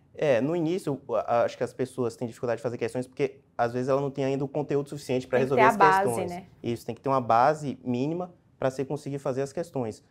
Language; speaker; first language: Portuguese; native; Portuguese